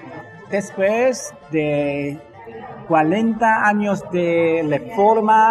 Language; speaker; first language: Spanish; non-native, fluent; Chinese